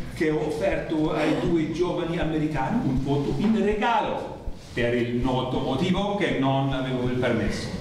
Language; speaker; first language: Italian; non-native, learner; German